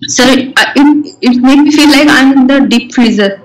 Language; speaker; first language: English; non-native, local second language; Urdu